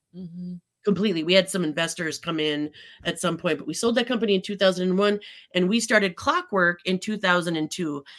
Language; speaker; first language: English; native; English